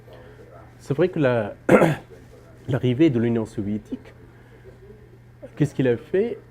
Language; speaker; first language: French; non-native, fluent; Persian